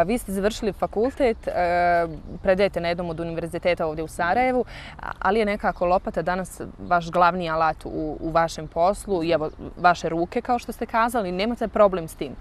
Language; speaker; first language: Serbian; native; Serbian